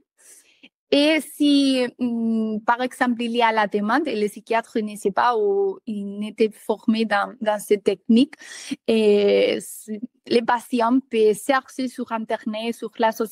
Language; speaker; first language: French; native; French